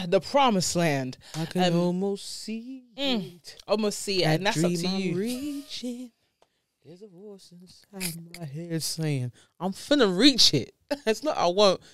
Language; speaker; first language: English; native; English